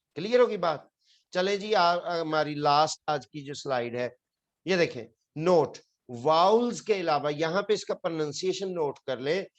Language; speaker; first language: Urdu; non-native, local second language; Punjabi